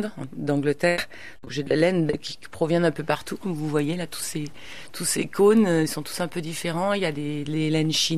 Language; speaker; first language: French; native; French